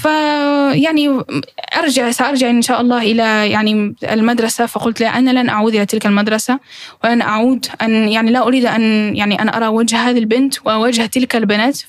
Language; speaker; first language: Arabic; early bilingual, heritage; Arabic